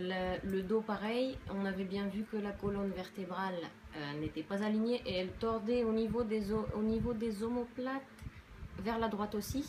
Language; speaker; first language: French; native; French